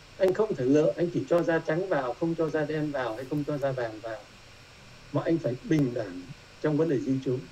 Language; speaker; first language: Vietnamese; native; Vietnamese